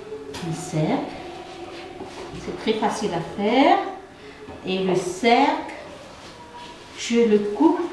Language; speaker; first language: French; non-native, fluent; Nepali